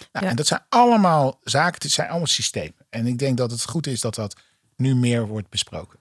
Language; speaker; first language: Dutch; native; Dutch